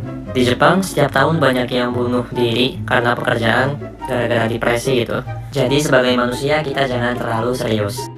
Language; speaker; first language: Indonesian; non-native, fluent; Japanese